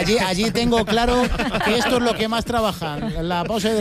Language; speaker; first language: Spanish; native; Spanish